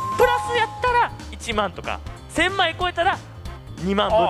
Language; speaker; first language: Japanese; native; Japanese